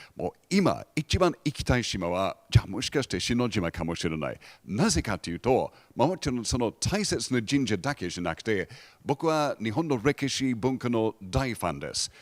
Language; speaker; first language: Japanese; non-native, fluent; English